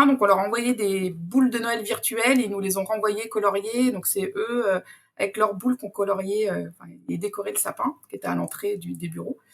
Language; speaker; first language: French; native; French